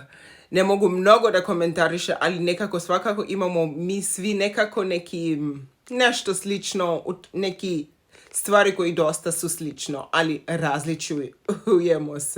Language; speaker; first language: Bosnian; non-native, learner; Zulu